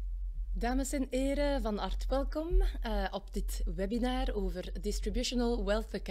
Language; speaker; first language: Dutch; non-native, local second language; French